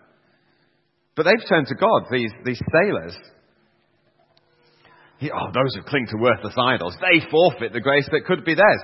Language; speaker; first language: English; native; English